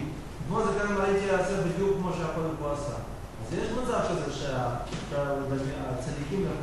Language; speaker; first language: Hebrew; non-native, learner; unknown